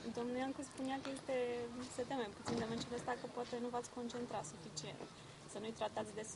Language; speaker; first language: Romanian; native; Romanian